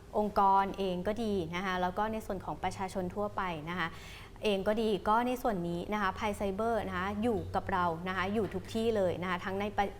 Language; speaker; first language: Thai; native; Thai